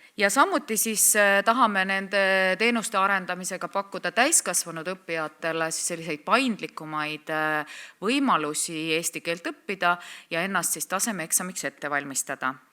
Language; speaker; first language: Estonian; native; Estonian